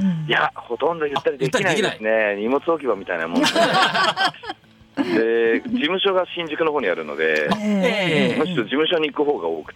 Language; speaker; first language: Japanese; native; Japanese